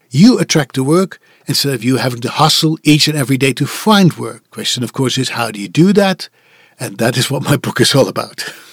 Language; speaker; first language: English; non-native, fluent; Dutch